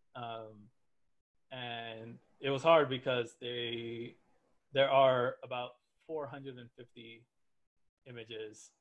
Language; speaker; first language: English; native; English